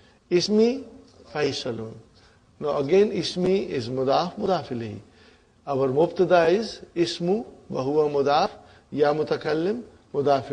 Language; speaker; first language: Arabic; non-native, fluent; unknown